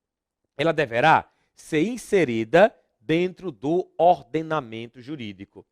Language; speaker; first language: Portuguese; native; Portuguese